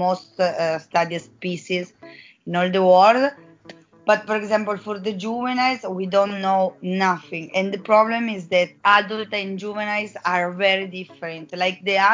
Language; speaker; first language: English; non-native, fluent; Italian